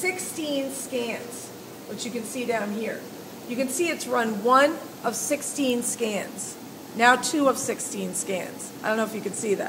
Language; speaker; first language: English; native; English